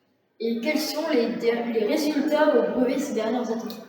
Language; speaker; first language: French; native; French